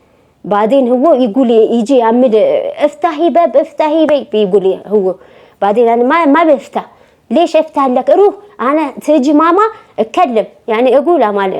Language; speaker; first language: Arabic; non-native, learner; Amharic